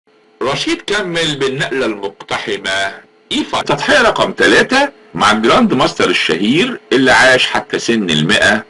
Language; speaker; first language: Arabic; native; Arabic